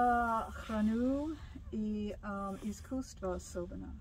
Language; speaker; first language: Russian; non-native, learner; English